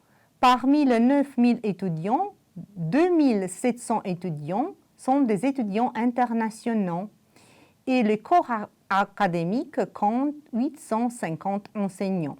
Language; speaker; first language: French; non-native, fluent; Romanian